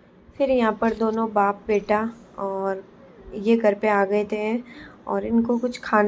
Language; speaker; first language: Hindi; native; Hindi